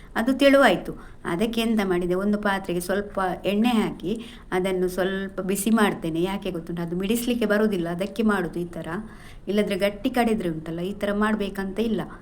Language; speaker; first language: Kannada; non-native, local second language; Tulu